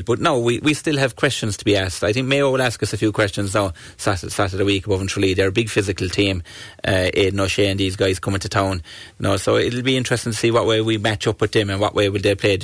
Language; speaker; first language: English; native; English